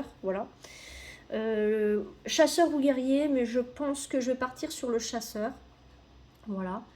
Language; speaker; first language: French; native; French